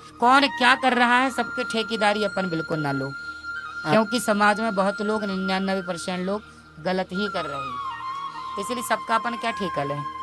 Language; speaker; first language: Hindi; native; Hindi